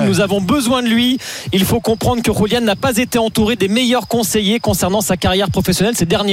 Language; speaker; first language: French; native; French